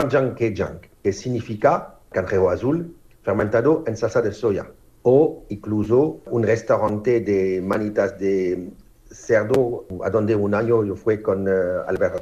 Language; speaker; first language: Spanish; non-native, fluent; French